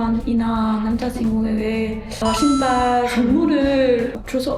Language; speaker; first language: Korean; non-native, learner; French